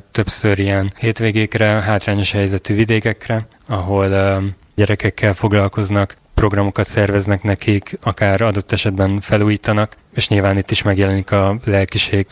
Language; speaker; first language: Hungarian; native; Hungarian